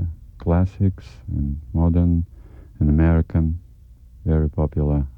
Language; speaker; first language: English; non-native, learner; Russian